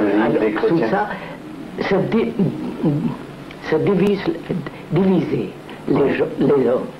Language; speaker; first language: French; non-native, fluent; Telugu